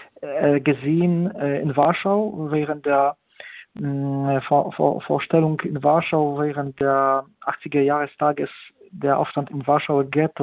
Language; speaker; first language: German; non-native, fluent; Polish